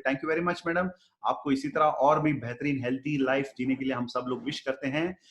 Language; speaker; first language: Hindi; non-native, local second language; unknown